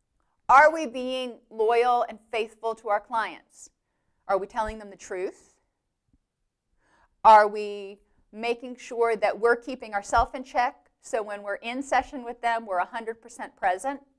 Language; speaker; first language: English; native; English